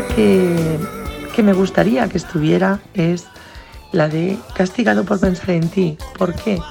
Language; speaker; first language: Spanish; native; Spanish